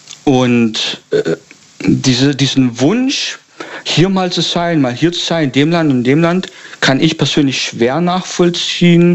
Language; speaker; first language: German; native; German